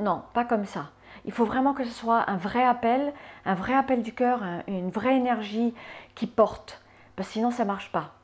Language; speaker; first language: French; early bilingual, other home language; English